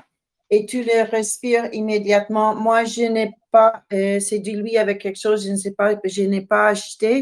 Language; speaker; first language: French; non-native, learner; English